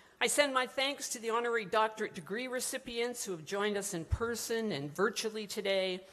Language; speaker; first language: English; native; English